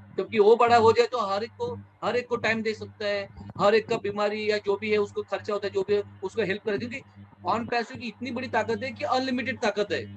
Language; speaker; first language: Hindi; non-native, local second language; Marathi